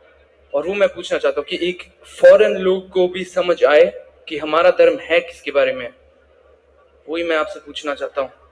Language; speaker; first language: Hindi; early bilingual, heritage; Hindi